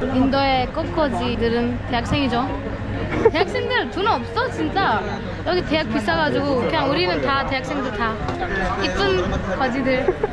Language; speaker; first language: Korean; non-native, fluent; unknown